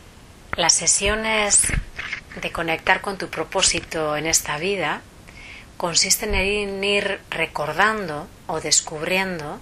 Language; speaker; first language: Spanish; native; Spanish